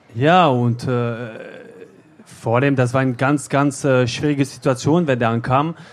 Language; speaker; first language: German; non-native, learner; French